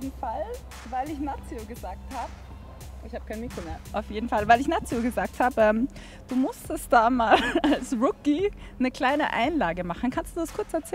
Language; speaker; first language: German; native; German